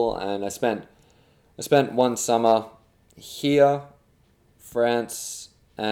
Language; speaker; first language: English; native; English